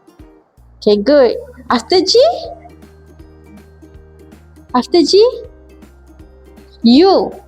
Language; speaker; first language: English; non-native, local second language; Malay